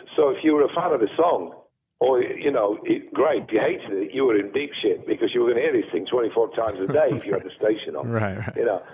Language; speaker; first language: English; native; English